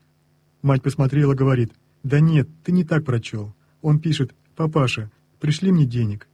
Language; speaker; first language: Russian; native; Russian